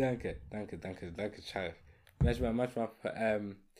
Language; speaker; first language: German; early bilingual, other home language; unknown